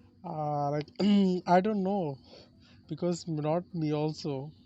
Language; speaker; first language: English; non-native, learner; Bangla